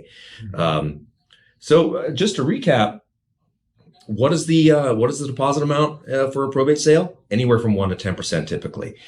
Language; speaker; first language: English; native; English